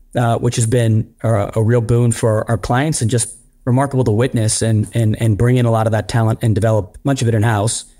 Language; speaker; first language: English; native; English